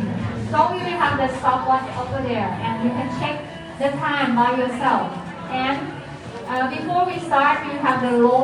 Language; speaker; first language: English; non-native, learner; Thai